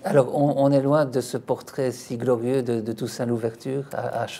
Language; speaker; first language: French; native; French